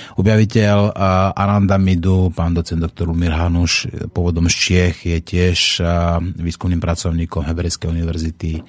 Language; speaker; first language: Slovak; native; Slovak